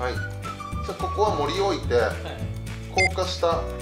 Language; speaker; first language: Japanese; native; Japanese